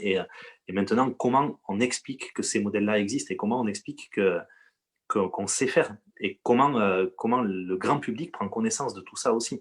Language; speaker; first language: French; native; French